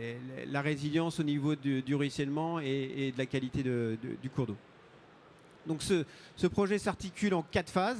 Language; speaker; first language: French; native; French